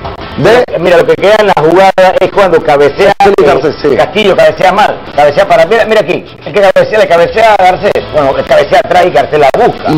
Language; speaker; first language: Spanish; native; Spanish